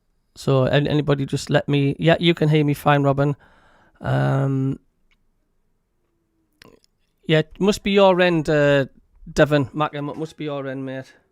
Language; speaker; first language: English; native; English